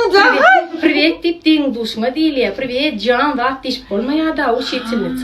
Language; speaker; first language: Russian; non-native, fluent; Turkmen